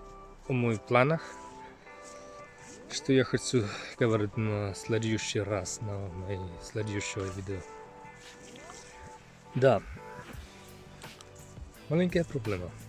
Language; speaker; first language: Russian; non-native, learner; Finnish